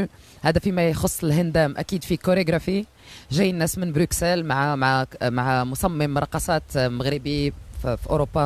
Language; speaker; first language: Arabic; native; Arabic